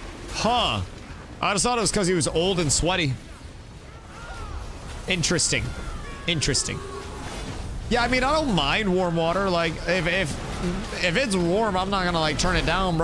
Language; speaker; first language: English; native; English